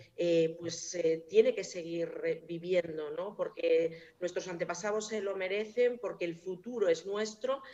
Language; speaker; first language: Spanish; native; Spanish